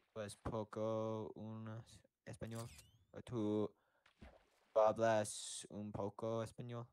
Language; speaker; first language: Spanish; non-native, learner; English